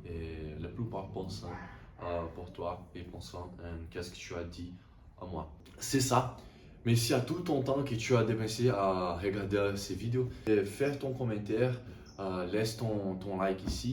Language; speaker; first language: French; non-native, learner; Portuguese